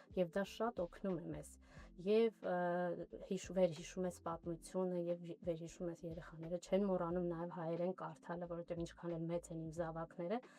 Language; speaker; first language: Armenian; native; Armenian